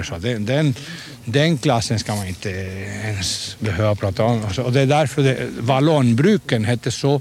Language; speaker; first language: Swedish; non-native, fluent; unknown